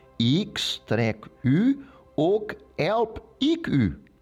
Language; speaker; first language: Dutch; non-native, learner; Portuguese